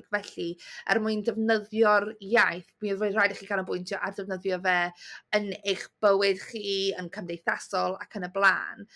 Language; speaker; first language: Welsh; native; Welsh